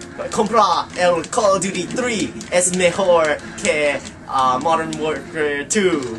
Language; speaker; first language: Spanish; non-native, learner; Chinese